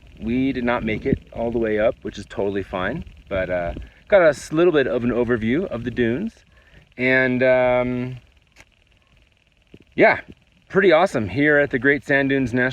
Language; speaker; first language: English; native; English